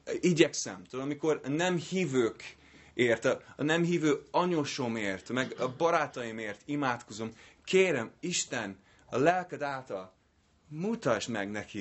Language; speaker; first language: Hungarian; non-native, fluent; English